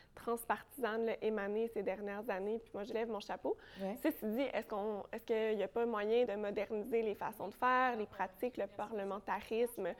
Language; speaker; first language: French; native; French